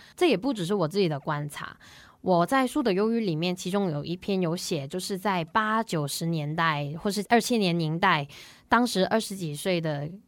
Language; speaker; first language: Chinese; non-native, local second language; Cantonese